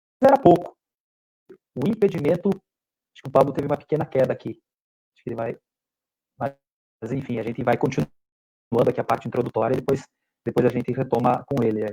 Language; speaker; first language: Portuguese; native; Portuguese